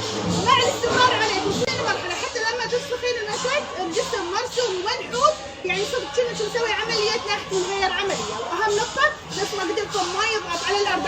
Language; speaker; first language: Arabic; native; Arabic